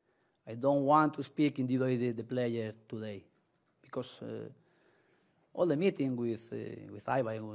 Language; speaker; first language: English; non-native, learner; Spanish